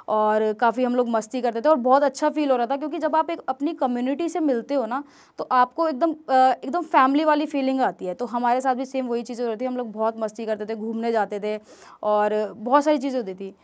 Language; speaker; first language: Hindi; native; Hindi